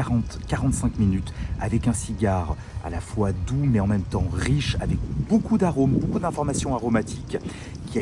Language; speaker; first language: French; native; French